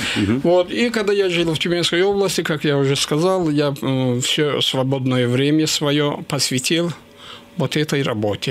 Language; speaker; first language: Russian; non-native, local second language; Azerbaijani